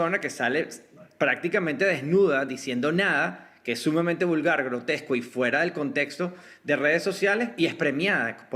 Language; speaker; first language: Spanish; native; Spanish